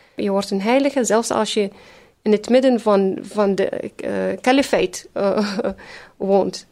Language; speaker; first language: Dutch; non-native, fluent; Syriac